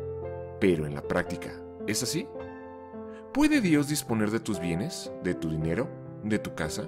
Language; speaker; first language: Spanish; native; Spanish